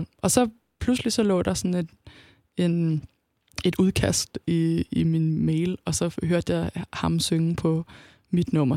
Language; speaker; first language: Danish; native; Danish